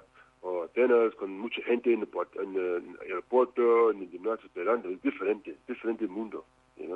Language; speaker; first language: Spanish; non-native, fluent; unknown